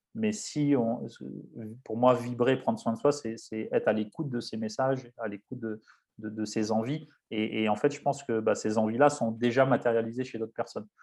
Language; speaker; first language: French; native; French